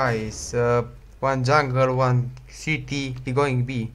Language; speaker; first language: English; non-native, learner; Romanian